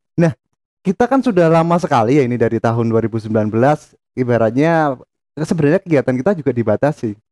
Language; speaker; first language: Indonesian; native; Indonesian